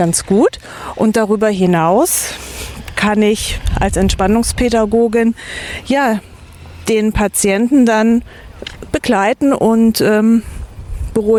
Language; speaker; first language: German; native; German